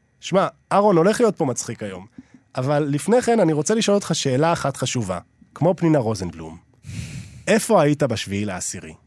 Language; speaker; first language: Hebrew; native; Hebrew